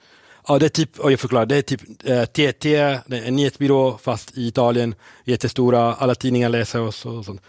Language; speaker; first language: Swedish; non-native, fluent; Italian